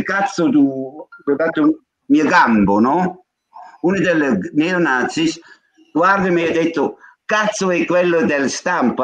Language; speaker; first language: Italian; non-native, learner; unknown